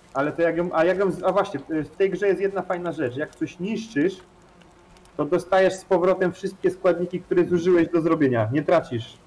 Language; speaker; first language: Polish; native; Polish